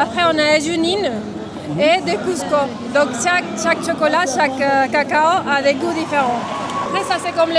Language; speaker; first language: French; non-native, fluent; Spanish